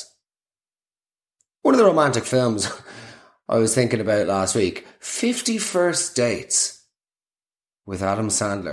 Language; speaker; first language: English; native; English